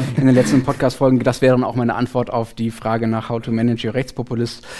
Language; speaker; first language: German; native; German